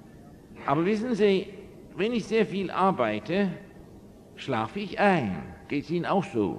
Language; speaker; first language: German; non-native, fluent; English